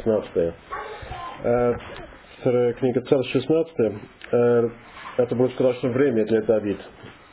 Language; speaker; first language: Russian; non-native, learner; English